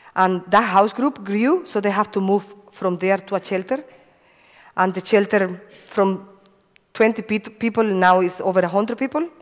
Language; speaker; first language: English; non-native, fluent; Spanish